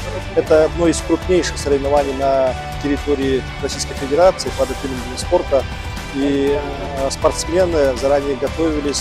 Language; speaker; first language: Russian; native; Russian